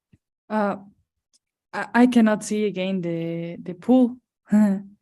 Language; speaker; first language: English; non-native, learner; Spanish